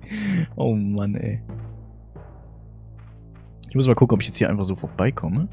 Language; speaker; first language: German; native; German